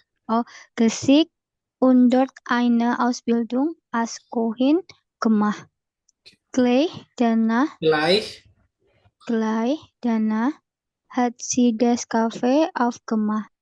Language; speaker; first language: German; non-native, learner; Indonesian